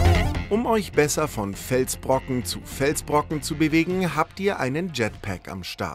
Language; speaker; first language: German; native; German